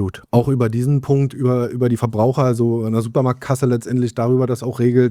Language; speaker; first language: German; native; German